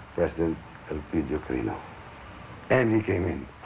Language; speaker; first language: English; non-native, local second language; Filipino